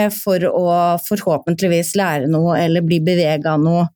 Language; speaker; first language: Norwegian; native; Norwegian